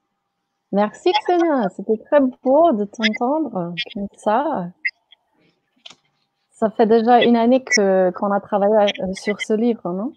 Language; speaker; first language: French; non-native, fluent; Slovenian